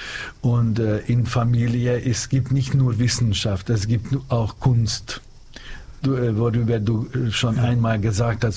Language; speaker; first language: German; non-native, fluent; Hungarian